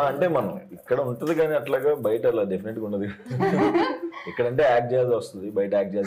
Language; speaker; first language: Telugu; native; Telugu